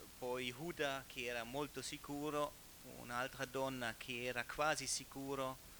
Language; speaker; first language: Italian; non-native, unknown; German